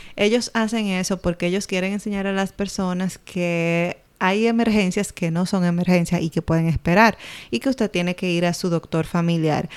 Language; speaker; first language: Spanish; native; Spanish